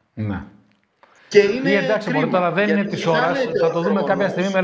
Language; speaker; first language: Greek; native; Greek